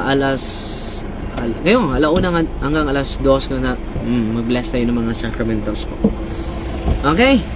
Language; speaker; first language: Filipino; non-native, local second language; Cebuano